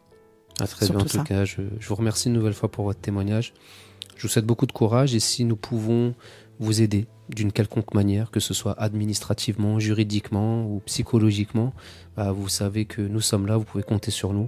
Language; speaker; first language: French; native; French